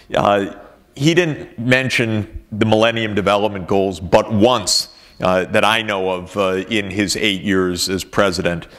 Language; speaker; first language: English; native; English